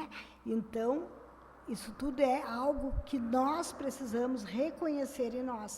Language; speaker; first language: Portuguese; native; Portuguese